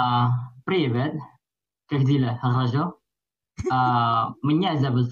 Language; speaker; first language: Russian; non-native, learner; Indonesian